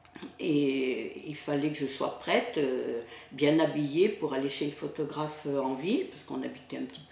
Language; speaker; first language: French; native; French